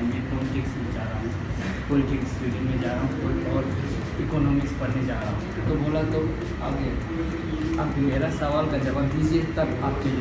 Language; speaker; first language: Hindi; non-native, local second language; Tibetan